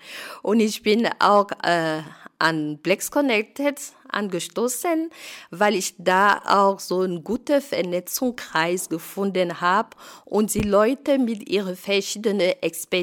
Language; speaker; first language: German; non-native, fluent; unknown